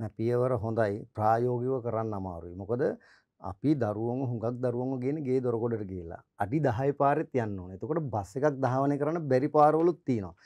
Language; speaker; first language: Sinhala; native; Sinhala